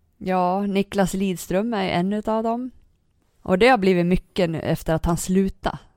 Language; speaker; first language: Swedish; native; Swedish